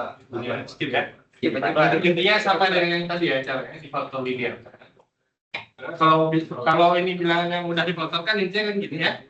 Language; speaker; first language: Indonesian; native; Indonesian